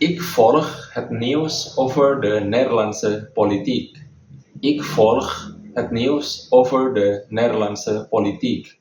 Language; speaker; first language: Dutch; non-native, fluent; Indonesian